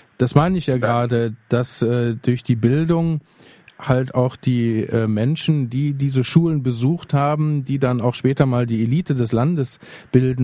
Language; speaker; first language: German; native; German